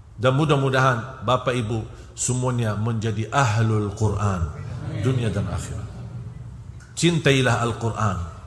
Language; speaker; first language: Malay; non-native, fluent; Arabic